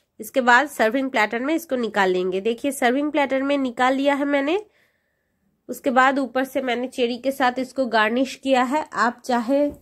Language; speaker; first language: Hindi; non-native, local second language; Bangla